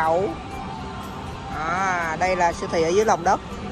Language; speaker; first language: Vietnamese; native; Vietnamese